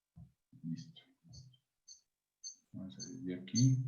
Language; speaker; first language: Spanish; native; Spanish